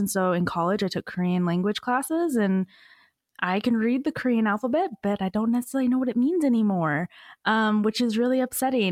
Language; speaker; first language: English; native; English